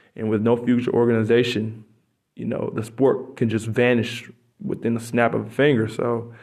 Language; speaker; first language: English; native; English